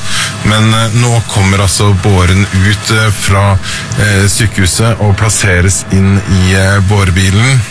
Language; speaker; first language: Norwegian; native; Norwegian